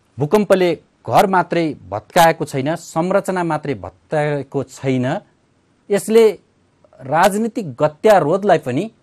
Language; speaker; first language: Nepali; native; Nepali